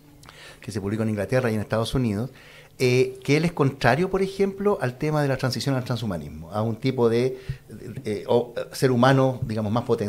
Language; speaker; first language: Spanish; native; Spanish